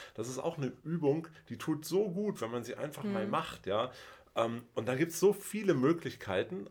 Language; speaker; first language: German; native; German